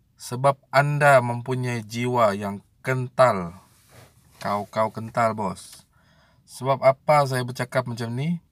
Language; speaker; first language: Malay; native; Malay